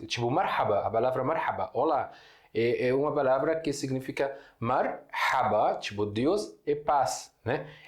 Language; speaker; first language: Portuguese; non-native, fluent; Arabic